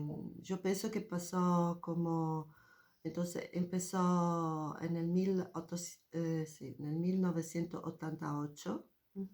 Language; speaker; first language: Spanish; non-native, fluent; Italian